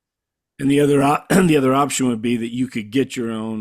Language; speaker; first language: English; native; English